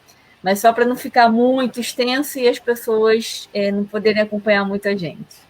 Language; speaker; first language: Portuguese; native; Portuguese